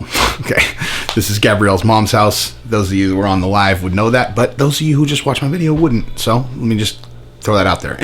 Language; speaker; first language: English; native; English